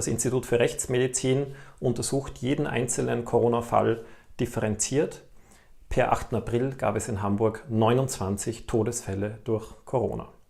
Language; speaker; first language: German; native; German